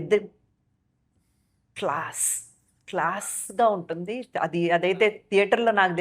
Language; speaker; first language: Telugu; native; Telugu